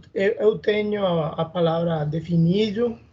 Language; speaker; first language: Portuguese; non-native, learner; Spanish